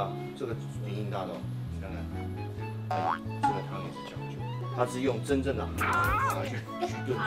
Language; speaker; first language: Chinese; native; Chinese